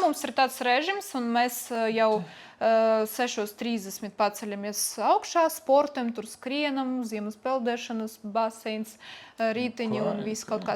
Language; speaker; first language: Latvian; non-native, local second language; Russian